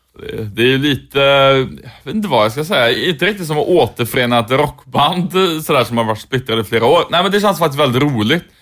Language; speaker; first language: Swedish; native; Swedish